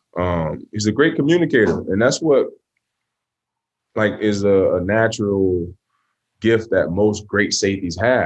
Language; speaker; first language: English; native; English